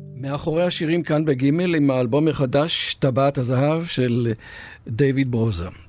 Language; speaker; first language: Hebrew; native; Hebrew